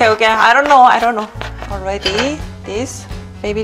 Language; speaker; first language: English; non-native, learner; Korean